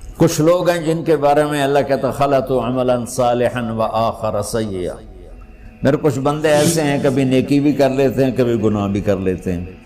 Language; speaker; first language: Urdu; non-native, local second language; Punjabi